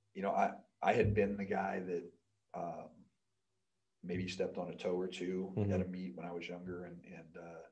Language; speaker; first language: English; native; English